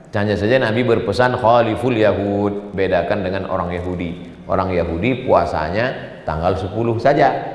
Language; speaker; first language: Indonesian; native; Indonesian